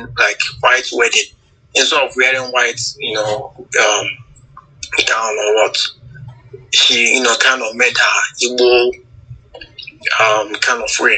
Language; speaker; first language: English; non-native, local second language; Igbo